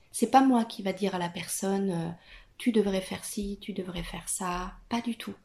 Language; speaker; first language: French; non-native, fluent; Italian